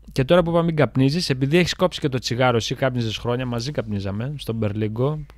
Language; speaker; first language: Greek; native; Greek